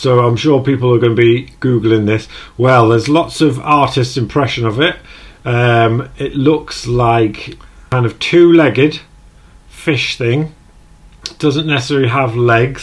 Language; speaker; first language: English; native; English